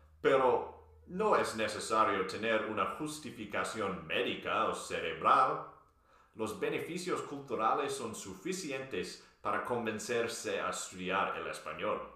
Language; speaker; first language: Spanish; non-native, fluent; English